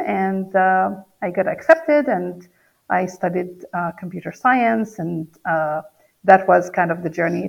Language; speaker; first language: English; non-native, fluent; Arabic